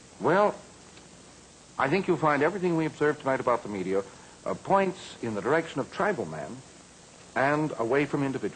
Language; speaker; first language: English; native; English